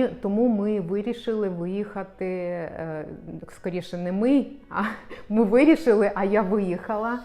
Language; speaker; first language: Ukrainian; non-native, local second language; Russian